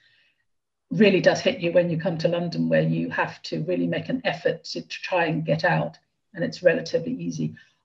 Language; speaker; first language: English; native; English